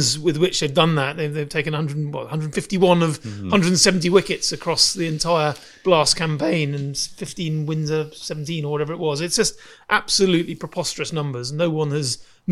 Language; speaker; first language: English; native; English